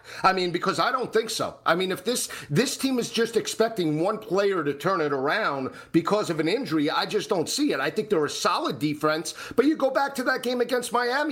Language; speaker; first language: English; native; English